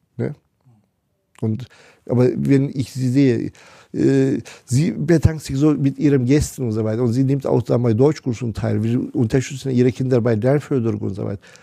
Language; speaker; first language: German; non-native, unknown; Turkish